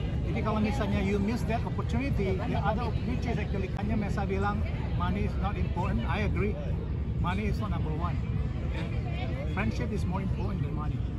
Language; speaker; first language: English; non-native, fluent; Indonesian